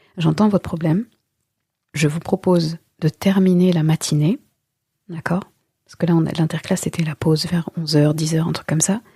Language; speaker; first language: French; early bilingual, other home language; Wolof